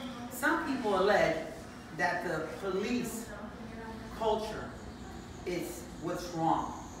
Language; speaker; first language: English; early bilingual, other home language; Spanish